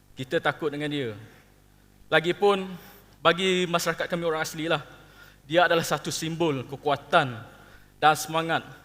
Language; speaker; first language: Malay; non-native, local second language; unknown